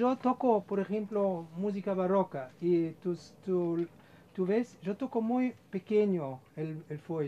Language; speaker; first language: Spanish; non-native, fluent; German